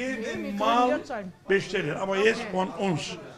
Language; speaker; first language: German; non-native, learner; Turkish